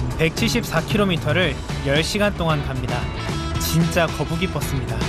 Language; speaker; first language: Korean; native; Korean